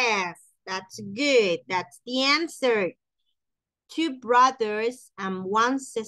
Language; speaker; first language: English; non-native, fluent; Spanish